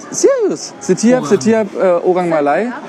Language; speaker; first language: Indonesian; non-native, learner; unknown